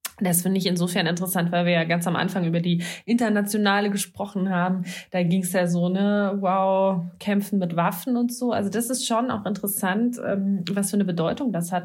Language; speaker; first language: German; native; German